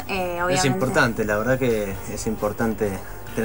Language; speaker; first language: Spanish; native; Spanish